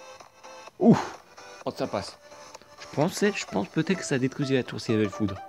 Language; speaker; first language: French; native; French